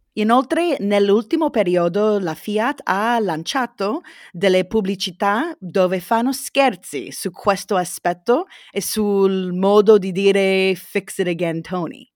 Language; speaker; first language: Italian; non-native, learner; English